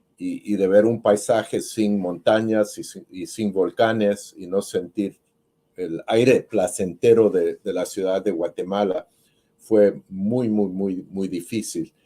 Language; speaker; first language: Spanish; early bilingual, heritage; Spanish